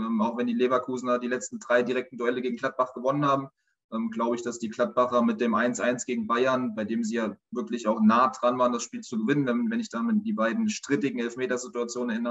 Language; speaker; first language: German; native; German